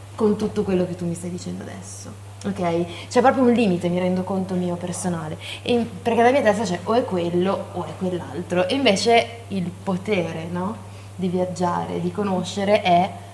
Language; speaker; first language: Italian; native; Italian